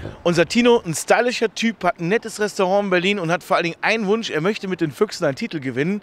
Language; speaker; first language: German; native; German